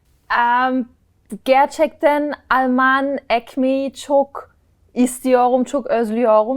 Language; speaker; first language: Turkish; non-native, learner; German